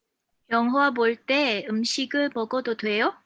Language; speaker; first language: Korean; non-native, learner; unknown